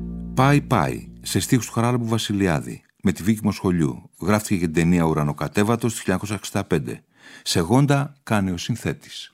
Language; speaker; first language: Greek; native; Greek